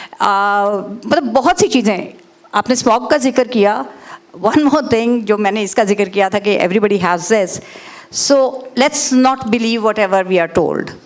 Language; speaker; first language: Urdu; native; Urdu